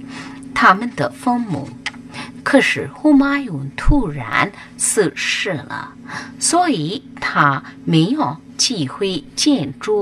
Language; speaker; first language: Chinese; non-native, fluent; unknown